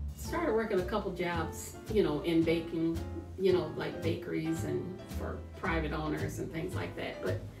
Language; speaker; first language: English; native; English